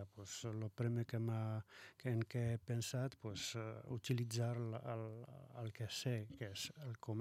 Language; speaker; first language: Catalan; non-native, learner; Arabic